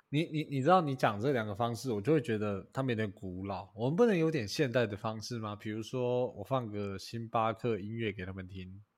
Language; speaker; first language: Chinese; native; Chinese